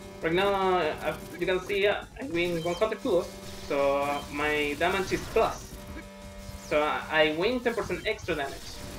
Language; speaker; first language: English; non-native, learner; Spanish